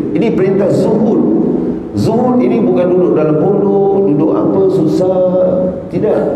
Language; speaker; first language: Malay; native; Malay